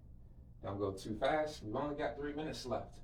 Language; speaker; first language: English; native; English